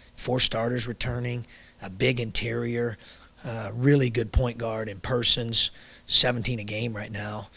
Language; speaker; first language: English; native; English